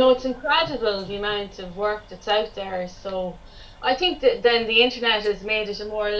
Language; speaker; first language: English; native; English